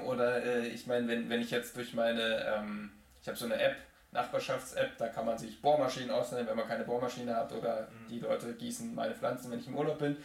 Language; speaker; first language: German; native; German